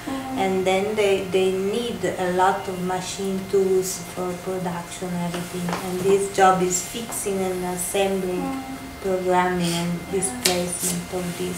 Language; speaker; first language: English; non-native, fluent; Italian